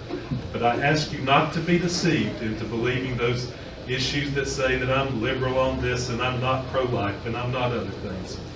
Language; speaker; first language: English; native; English